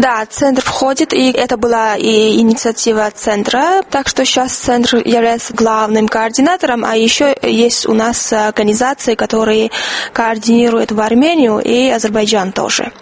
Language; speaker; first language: Russian; non-native, fluent; Georgian